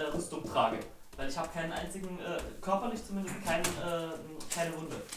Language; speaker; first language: German; native; German